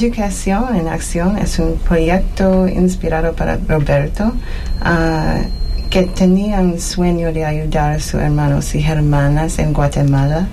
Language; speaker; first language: Spanish; non-native, learner; English